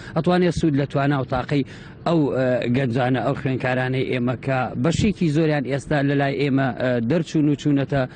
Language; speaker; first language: Central Kurdish; native; Central Kurdish